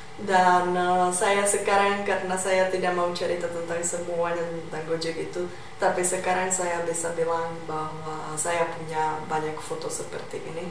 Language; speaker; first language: Indonesian; non-native, fluent; Czech